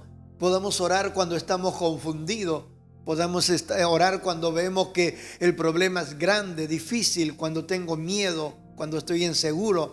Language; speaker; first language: Spanish; native; Spanish